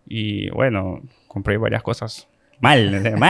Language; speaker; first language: Spanish; native; Spanish